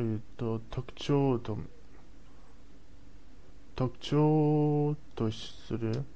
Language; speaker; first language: Japanese; non-native, learner; Chinese